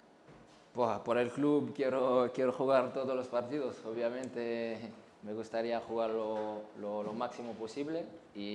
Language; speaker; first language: Spanish; non-native, learner; Arabic